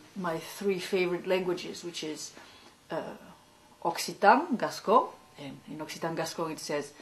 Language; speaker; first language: English; non-native, fluent; French